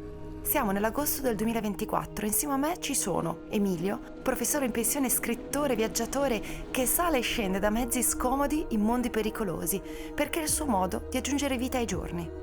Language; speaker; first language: Italian; native; Italian